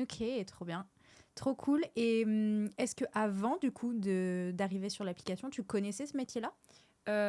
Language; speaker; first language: French; native; French